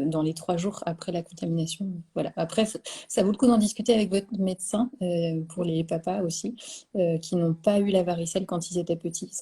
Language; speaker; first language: French; native; French